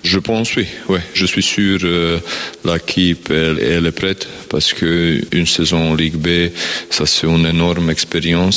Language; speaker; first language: French; non-native, learner; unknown